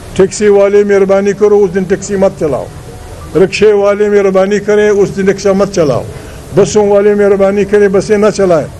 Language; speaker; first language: Urdu; non-native, local second language; Pashto